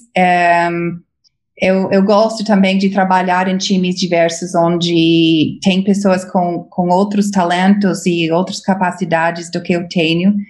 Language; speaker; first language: Portuguese; non-native, fluent; English